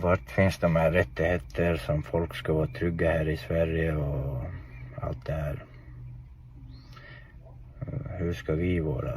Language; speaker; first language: Swedish; non-native, fluent; Chechen